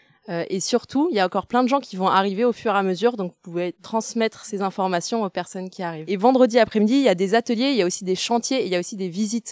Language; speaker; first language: French; native; French